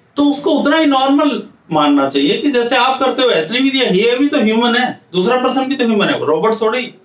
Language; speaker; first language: Hindi; native; Hindi